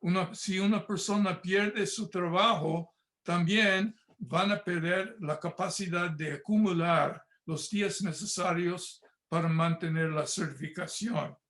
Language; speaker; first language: Spanish; non-native, fluent; English